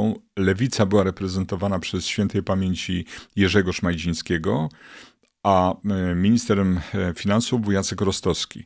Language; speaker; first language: Polish; native; Polish